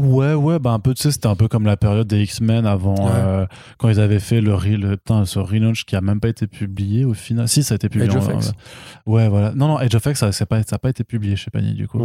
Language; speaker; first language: French; native; French